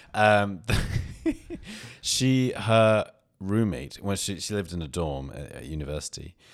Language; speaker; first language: English; native; English